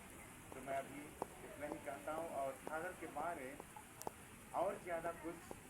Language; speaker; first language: Hindi; native; Hindi